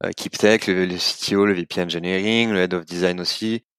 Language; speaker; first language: French; native; French